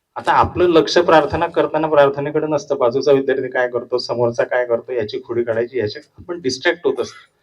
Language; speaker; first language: Marathi; non-native, local second language; Hindi